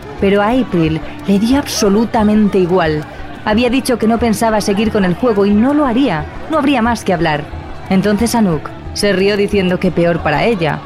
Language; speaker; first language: Spanish; native; Spanish